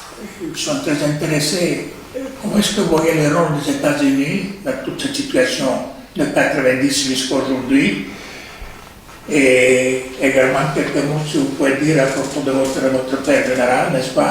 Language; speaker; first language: French; non-native, fluent; Serbian